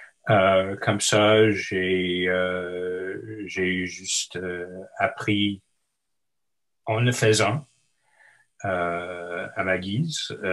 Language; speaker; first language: French; non-native, local second language; English